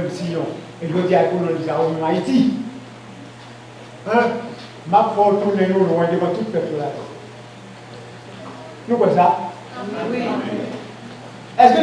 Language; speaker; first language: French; non-native, local second language; Haitian Creole